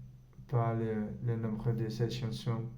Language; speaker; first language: French; non-native, learner; Spanish